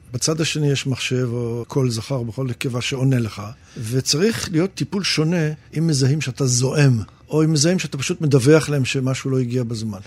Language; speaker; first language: Hebrew; early bilingual, other home language; English